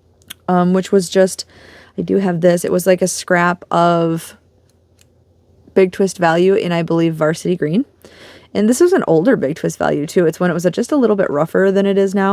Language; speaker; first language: English; native; English